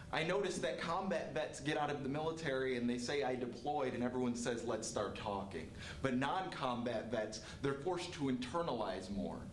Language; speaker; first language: English; native; English